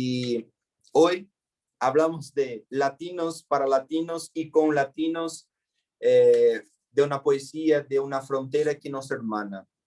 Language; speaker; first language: Spanish; non-native, fluent; Portuguese